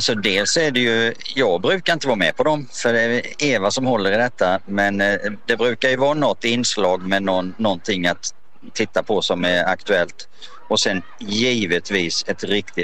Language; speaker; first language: Swedish; native; Swedish